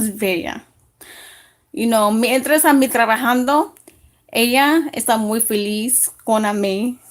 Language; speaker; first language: Spanish; non-native, learner; English